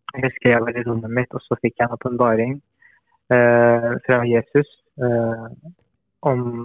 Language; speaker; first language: Norwegian; non-native, fluent; Persian